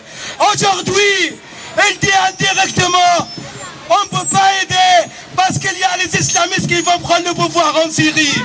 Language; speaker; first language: French; non-native, learner; Arabic